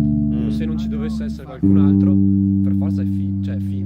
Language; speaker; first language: Italian; native; Italian